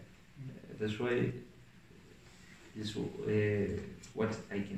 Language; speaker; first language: English; non-native, local second language; Swahili